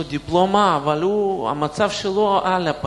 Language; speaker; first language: Hebrew; non-native, fluent; Russian